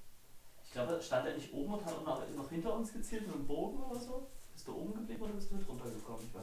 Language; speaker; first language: German; native; German